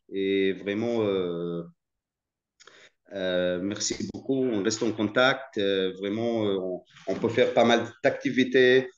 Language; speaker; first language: French; non-native, fluent; Arabic